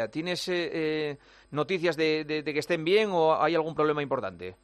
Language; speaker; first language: Spanish; native; Spanish